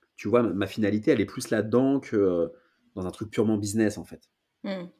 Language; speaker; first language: French; native; French